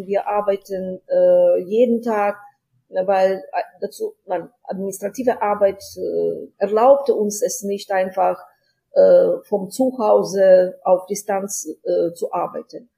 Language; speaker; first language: German; non-native, fluent; Ukrainian